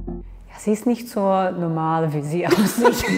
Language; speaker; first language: German; non-native, fluent; Serbian